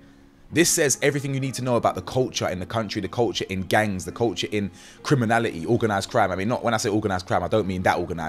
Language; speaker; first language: English; native; English